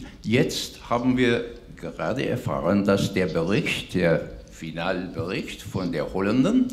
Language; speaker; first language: German; non-native, fluent; English